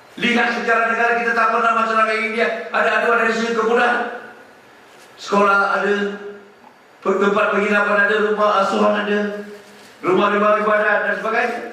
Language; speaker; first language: Malay; non-native, local second language; Tamil